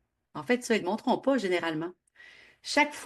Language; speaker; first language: French; native; French